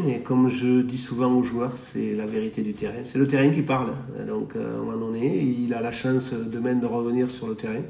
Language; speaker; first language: French; native; French